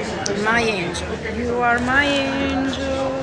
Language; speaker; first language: English; non-native, learner; Italian